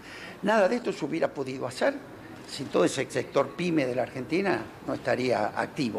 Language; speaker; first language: Spanish; native; Spanish